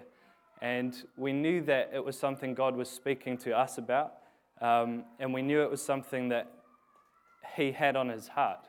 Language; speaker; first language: English; native; English